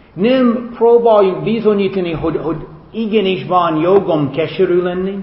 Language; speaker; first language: Hungarian; non-native, fluent; English